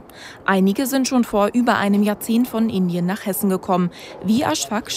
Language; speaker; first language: German; native; German